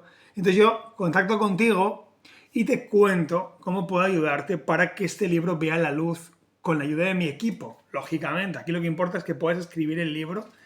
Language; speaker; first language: Spanish; native; Spanish